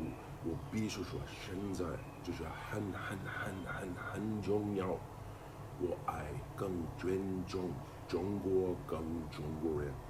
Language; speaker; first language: Chinese; non-native, learner; English